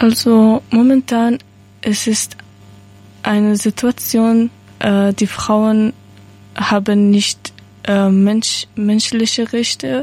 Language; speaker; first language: German; non-native, learner; Persian